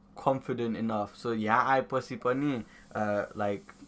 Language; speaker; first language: English; early bilingual, other home language; Nepali